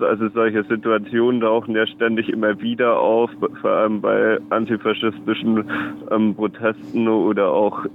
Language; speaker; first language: German; native; German